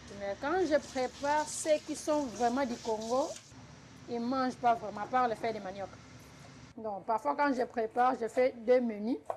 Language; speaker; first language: French; non-native, local second language; Lingala